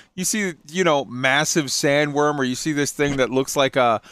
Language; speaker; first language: English; native; English